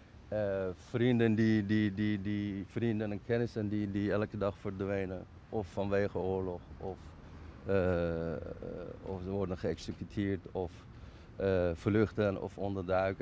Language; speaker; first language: Dutch; non-native, fluent; Persian